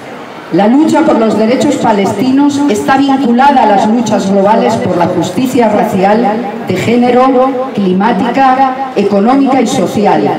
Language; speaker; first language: Spanish; native; Spanish